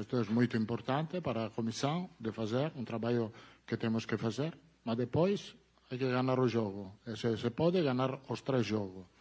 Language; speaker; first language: Portuguese; non-native, learner; Italian